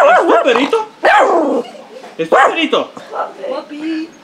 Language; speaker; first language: Spanish; non-native, learner; Serbian